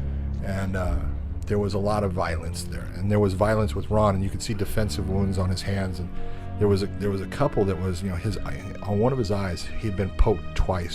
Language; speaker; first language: English; native; English